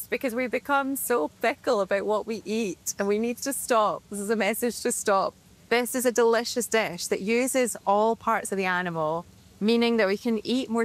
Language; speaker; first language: English; native; English